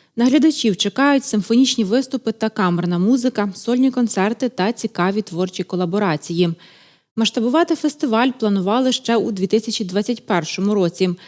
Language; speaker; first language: Ukrainian; native; Ukrainian